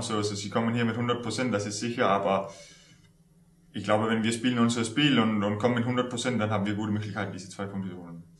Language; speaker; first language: German; non-native, learner; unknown